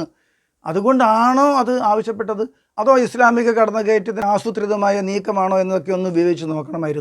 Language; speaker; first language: Malayalam; native; Malayalam